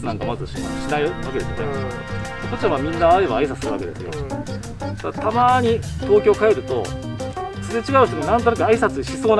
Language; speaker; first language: Japanese; native; Japanese